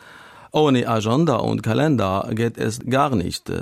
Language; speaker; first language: German; non-native, learner; Arabic